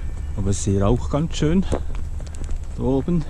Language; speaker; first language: German; native; German